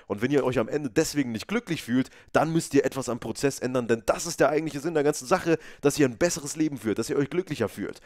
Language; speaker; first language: German; native; German